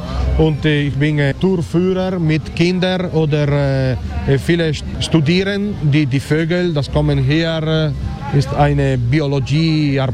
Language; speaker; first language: German; non-native, learner; Italian